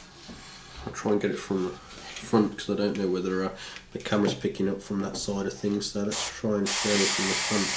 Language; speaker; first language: English; native; English